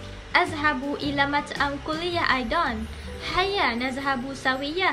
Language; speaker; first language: Arabic; non-native, learner; Malay